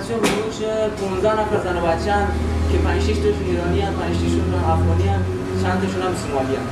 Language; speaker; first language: Persian; native; Persian